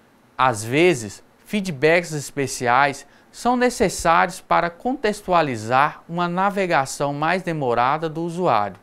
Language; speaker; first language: Portuguese; native; Portuguese